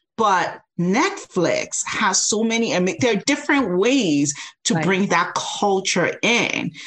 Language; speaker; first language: English; non-native, local second language; Yoruba